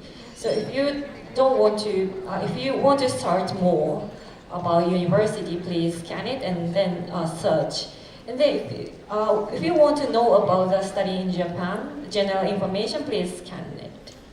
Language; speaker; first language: English; non-native, fluent; Japanese